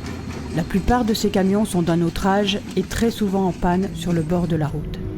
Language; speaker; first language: French; native; French